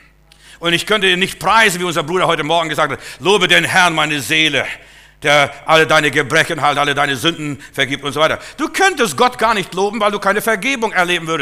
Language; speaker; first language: German; native; German